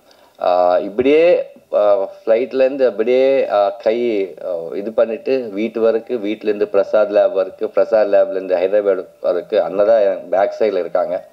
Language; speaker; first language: Tamil; non-native, learner; Telugu